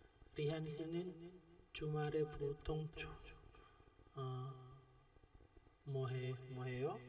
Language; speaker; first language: Korean; non-native, fluent; Khmer